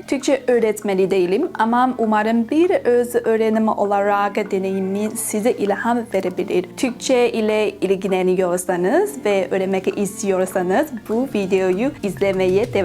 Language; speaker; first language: Turkish; non-native, learner; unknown